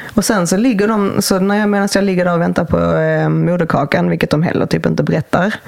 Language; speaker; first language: Swedish; native; Swedish